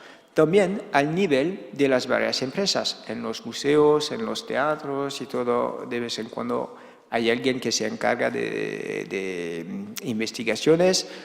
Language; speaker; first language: Spanish; non-native, fluent; Dutch